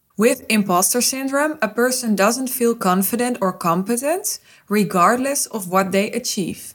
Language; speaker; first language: English; non-native, fluent; Dutch